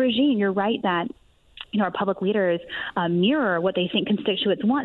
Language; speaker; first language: English; native; English